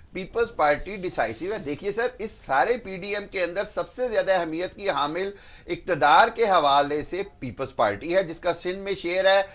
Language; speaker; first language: Urdu; non-native, local second language; Punjabi